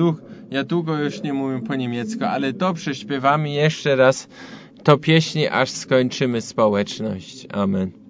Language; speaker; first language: Polish; non-native, learner; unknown